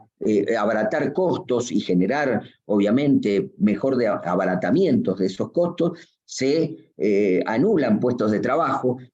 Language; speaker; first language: Spanish; native; Spanish